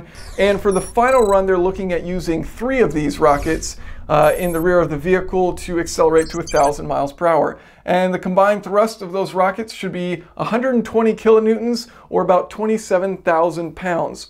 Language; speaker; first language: English; native; English